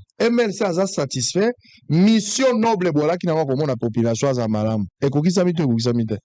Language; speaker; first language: Lingala; native; Lingala